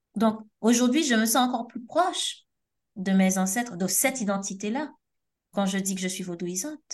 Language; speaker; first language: French; non-native, local second language; Haitian Creole